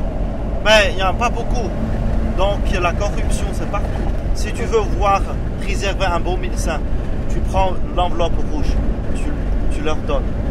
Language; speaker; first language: French; non-native, fluent; Chinese